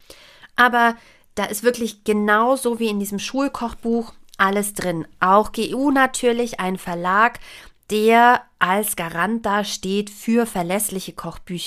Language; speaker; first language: German; native; German